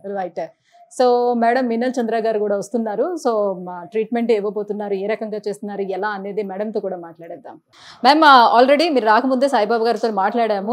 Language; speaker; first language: Telugu; native; Telugu